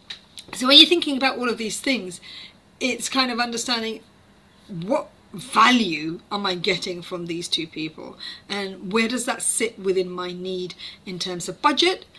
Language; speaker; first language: English; native; English